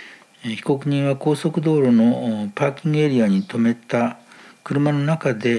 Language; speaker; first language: Japanese; native; Japanese